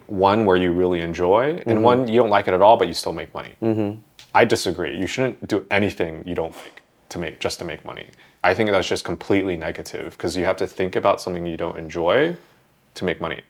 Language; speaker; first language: English; early bilingual, other home language; Vietnamese